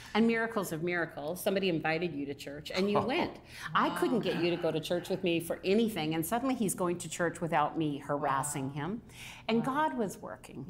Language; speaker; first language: English; native; English